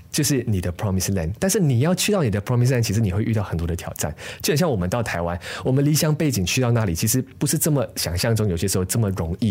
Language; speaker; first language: Chinese; native; Chinese